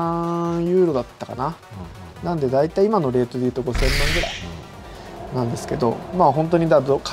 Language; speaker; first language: Japanese; native; Japanese